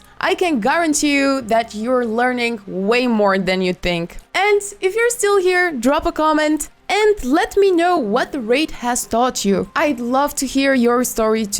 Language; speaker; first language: English; non-native, fluent; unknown